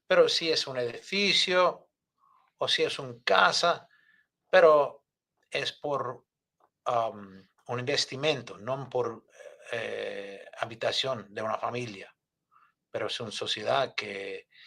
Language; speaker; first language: Spanish; non-native, fluent; English